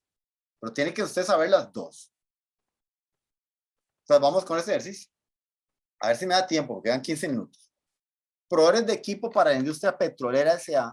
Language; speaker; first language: Spanish; native; Spanish